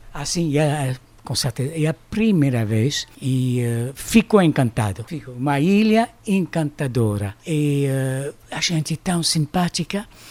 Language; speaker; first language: Portuguese; non-native, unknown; French